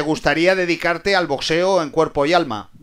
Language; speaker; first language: Spanish; native; Spanish